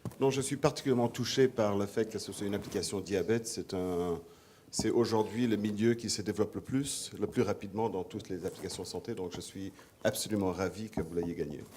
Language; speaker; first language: French; non-native, fluent; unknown